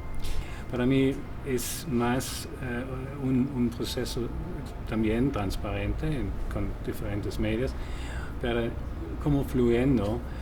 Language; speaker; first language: Spanish; non-native, fluent; German